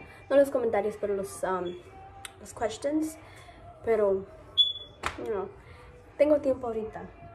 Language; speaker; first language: Spanish; early bilingual, heritage; Spanish